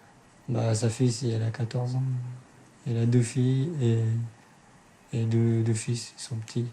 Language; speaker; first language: French; non-native, fluent; Persian